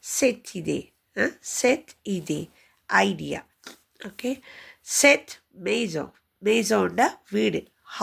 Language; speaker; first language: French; non-native, learner; Tamil